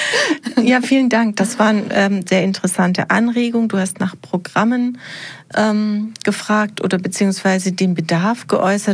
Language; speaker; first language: German; native; German